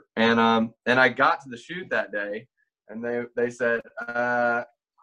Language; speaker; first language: English; native; English